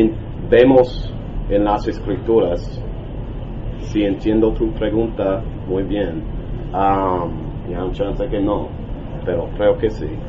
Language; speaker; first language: Spanish; non-native, learner; English